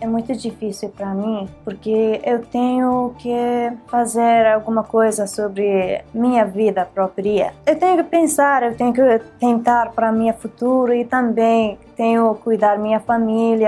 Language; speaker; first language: Portuguese; non-native, learner; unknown